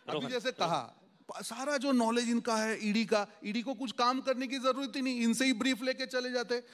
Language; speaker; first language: Hindi; non-native, local second language; Gujarati